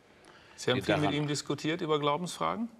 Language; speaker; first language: German; native; German